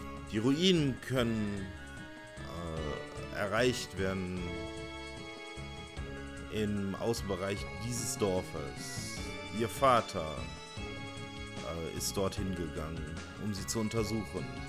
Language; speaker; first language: German; native; German